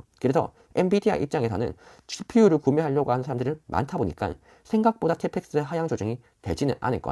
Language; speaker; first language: Korean; native; Korean